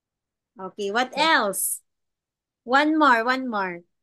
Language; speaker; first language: English; non-native, local second language; Filipino